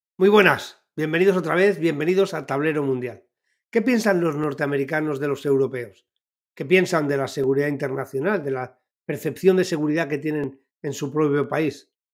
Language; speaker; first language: Spanish; native; Spanish